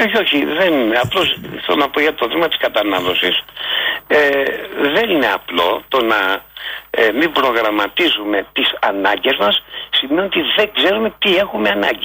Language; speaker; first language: Greek; native; Greek